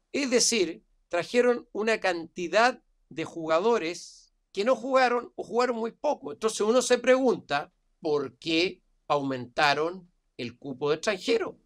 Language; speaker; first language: Spanish; native; Spanish